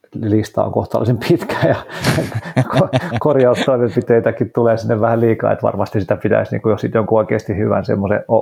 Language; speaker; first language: Finnish; native; Finnish